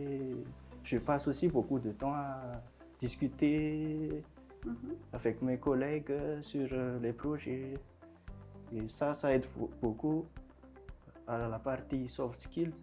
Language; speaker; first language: French; non-native, local second language; Malagasy